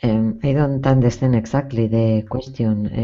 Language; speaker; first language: English; non-native, learner; Spanish